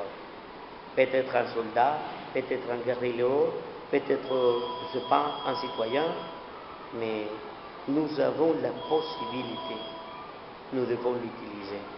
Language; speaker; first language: French; non-native, learner; Spanish